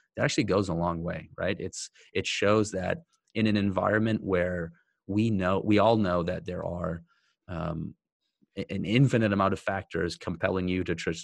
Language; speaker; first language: English; native; English